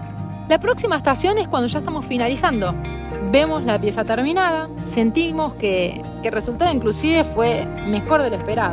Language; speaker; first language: Spanish; native; Spanish